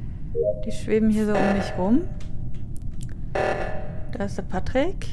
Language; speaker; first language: German; native; German